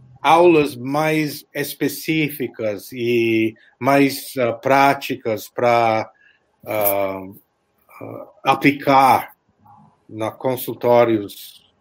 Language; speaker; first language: Portuguese; non-native, learner; English